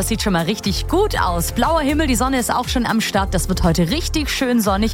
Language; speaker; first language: German; native; German